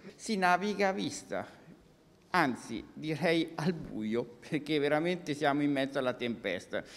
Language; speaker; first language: Italian; native; Italian